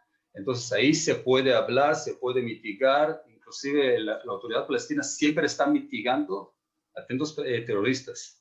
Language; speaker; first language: Spanish; non-native, fluent; Hebrew